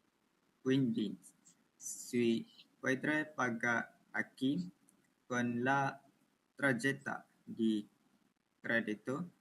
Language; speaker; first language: Spanish; non-native, learner; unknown